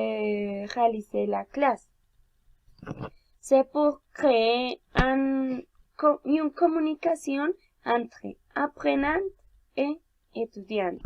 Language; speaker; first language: French; non-native, learner; Spanish